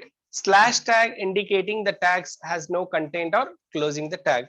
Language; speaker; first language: Kannada; native; Kannada